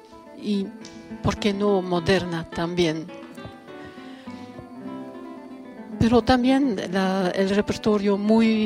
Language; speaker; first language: Spanish; non-native, fluent; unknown